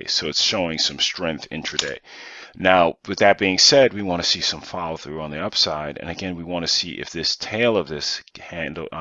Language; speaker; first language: English; native; English